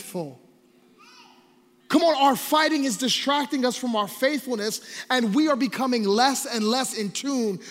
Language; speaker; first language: English; native; English